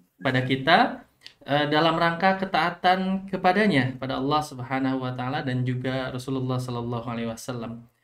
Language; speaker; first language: Indonesian; native; Indonesian